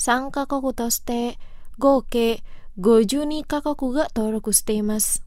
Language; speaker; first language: Japanese; non-native, fluent; Indonesian